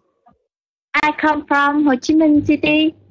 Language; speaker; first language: English; non-native, learner; Vietnamese